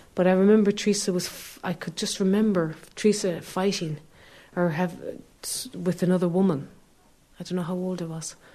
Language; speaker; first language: English; native; English